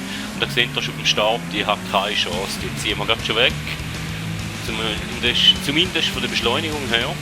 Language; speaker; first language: German; native; German